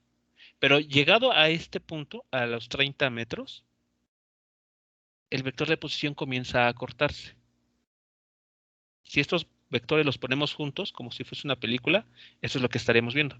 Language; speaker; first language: Spanish; native; Spanish